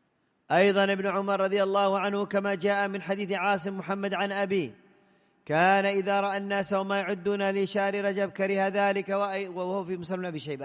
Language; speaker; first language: Arabic; native; Arabic